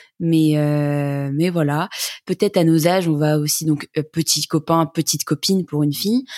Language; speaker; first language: French; native; French